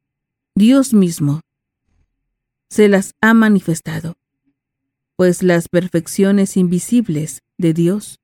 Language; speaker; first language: Spanish; native; Spanish